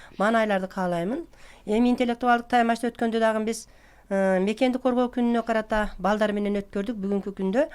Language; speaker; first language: Kyrgyz; native; Kyrgyz